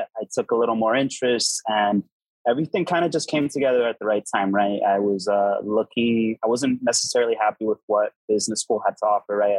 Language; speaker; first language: English; native; English